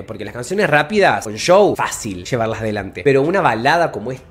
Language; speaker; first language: Spanish; native; Spanish